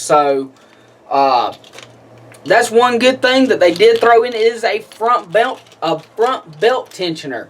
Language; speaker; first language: English; native; English